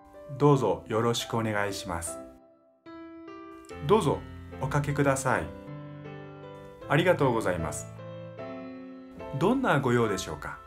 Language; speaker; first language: Japanese; native; Japanese